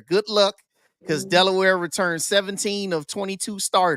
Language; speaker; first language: English; native; English